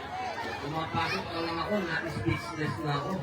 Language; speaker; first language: Filipino; native; Filipino